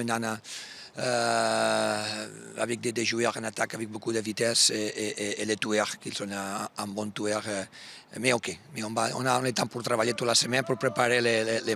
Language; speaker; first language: French; non-native, fluent; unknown